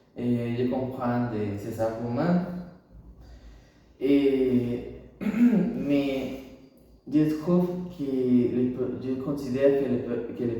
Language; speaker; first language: French; non-native, learner; Spanish